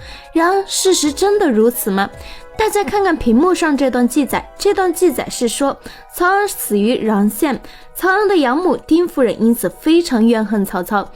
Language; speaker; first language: Chinese; native; Chinese